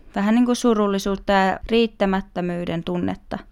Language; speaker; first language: Finnish; native; Finnish